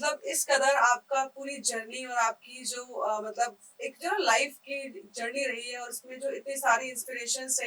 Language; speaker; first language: Hindi; native; Hindi